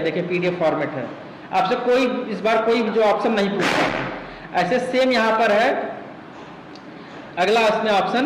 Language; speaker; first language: Hindi; native; Hindi